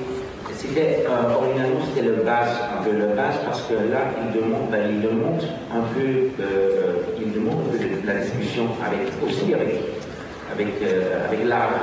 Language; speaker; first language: French; non-native, learner; Dutch